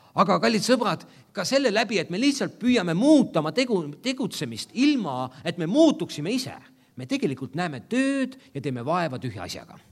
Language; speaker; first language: Estonian; native; Estonian